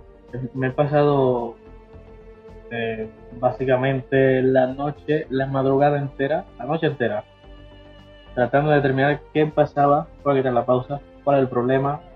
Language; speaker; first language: Spanish; native; Spanish